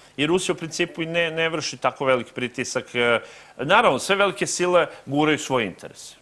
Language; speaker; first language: Serbian; native; Serbian